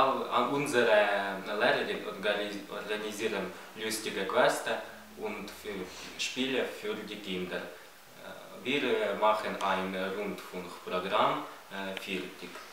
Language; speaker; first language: German; non-native, learner; Ukrainian